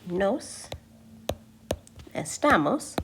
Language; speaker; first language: Spanish; non-native, learner; English